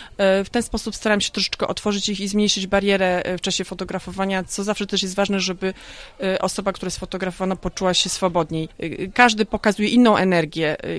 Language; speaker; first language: Polish; native; Polish